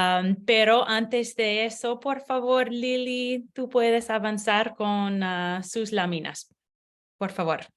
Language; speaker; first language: Spanish; non-native, learner; English